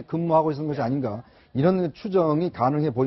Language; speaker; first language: Korean; native; Korean